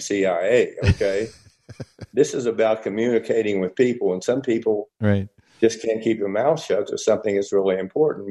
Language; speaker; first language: English; native; English